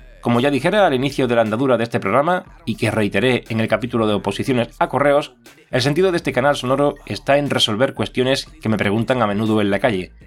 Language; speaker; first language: Spanish; native; Spanish